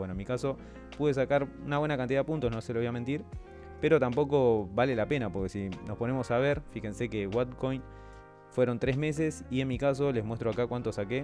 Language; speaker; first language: Spanish; native; Spanish